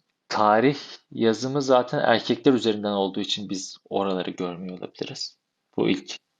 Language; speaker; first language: Turkish; native; Turkish